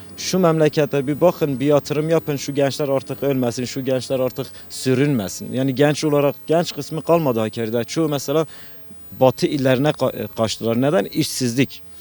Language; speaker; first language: Turkish; non-native, local second language; Kurdish